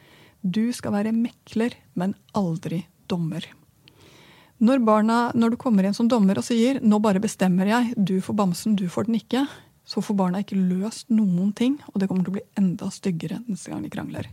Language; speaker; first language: Norwegian; native; Norwegian